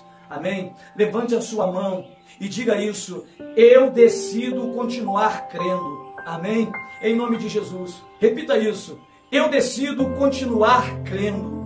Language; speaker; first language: Portuguese; native; Portuguese